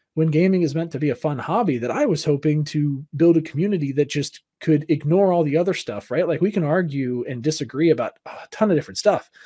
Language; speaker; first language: English; native; English